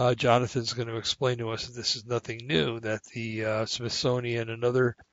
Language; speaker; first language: English; native; English